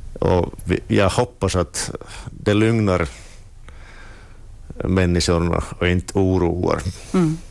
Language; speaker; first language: Swedish; non-native, local second language; Finnish